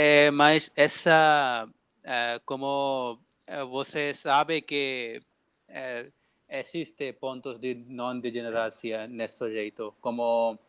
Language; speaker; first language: Portuguese; non-native, learner; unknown